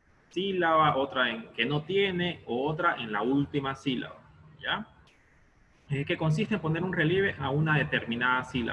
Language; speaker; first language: Spanish; native; Spanish